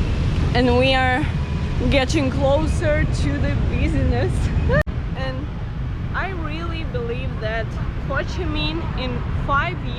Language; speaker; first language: English; non-native, fluent; Ukrainian